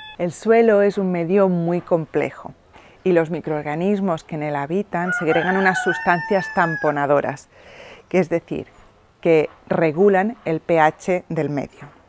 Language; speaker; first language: Spanish; native; Spanish